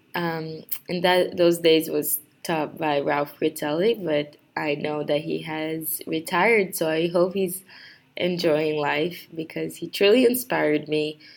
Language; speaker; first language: English; non-native, fluent; Portuguese